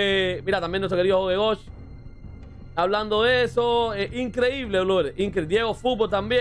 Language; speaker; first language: Spanish; native; Spanish